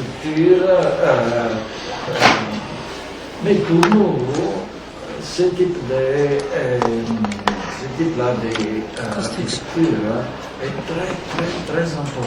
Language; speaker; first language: French; non-native, fluent; Italian